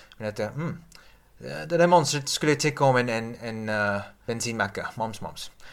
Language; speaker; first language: Swedish; non-native, fluent; English